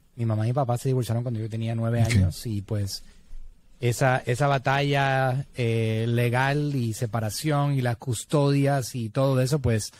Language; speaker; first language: Spanish; native; Spanish